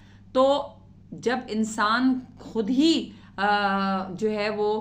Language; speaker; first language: Urdu; native; Urdu